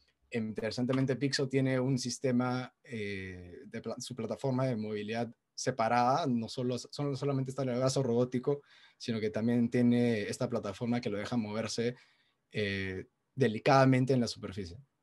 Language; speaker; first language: Spanish; native; Spanish